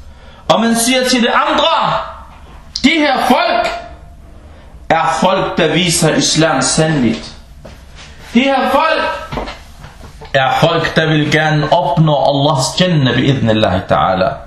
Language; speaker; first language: Danish; non-native, fluent; Arabic